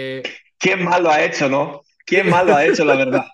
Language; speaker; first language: Spanish; non-native, fluent; Greek